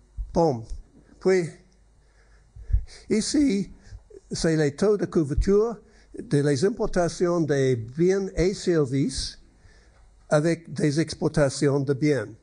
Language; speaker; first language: French; non-native, learner; English